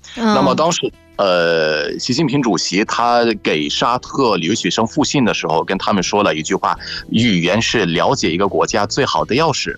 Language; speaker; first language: Chinese; non-native, fluent; Arabic